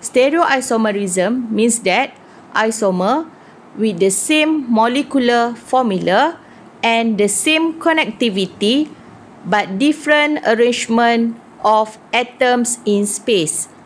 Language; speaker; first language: English; non-native, local second language; Malay